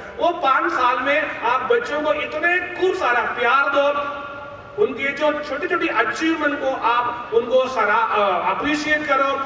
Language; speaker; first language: Hindi; non-native, local second language; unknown